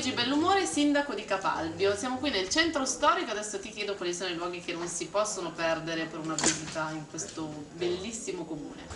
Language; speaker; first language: Italian; native; Italian